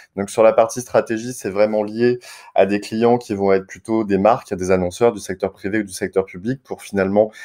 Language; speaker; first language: French; native; French